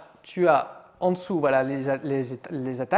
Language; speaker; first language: French; native; French